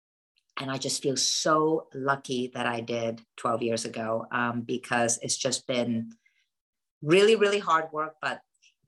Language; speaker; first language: English; non-native, local second language; Cantonese